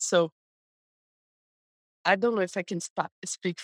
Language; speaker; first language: English; non-native, fluent; Portuguese